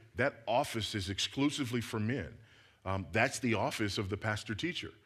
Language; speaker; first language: English; native; English